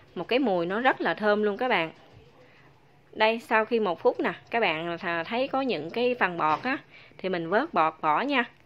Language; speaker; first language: Vietnamese; native; Vietnamese